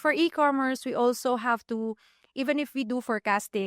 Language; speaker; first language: English; non-native, local second language; Filipino